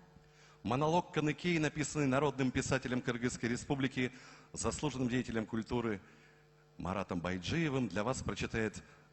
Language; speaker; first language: Russian; native; Russian